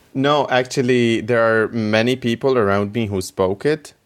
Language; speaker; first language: English; non-native, fluent; Arabic